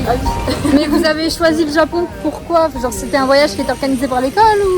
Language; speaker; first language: French; native; French